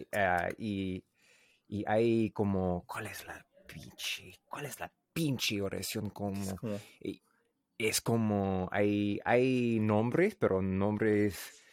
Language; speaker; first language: Spanish; non-native, learner; English